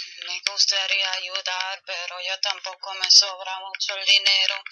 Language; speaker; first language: Spanish; non-native, fluent; German